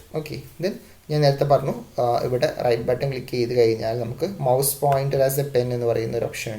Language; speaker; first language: Malayalam; native; Malayalam